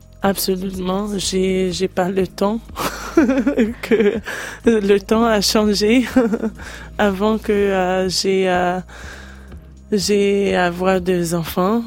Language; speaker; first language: French; non-native, learner; English